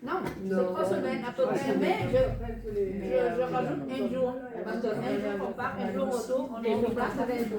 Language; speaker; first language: French; early bilingual, other home language; Vietnamese